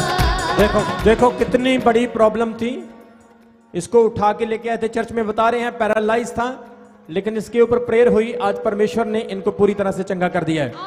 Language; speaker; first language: Hindi; non-native, local second language; Punjabi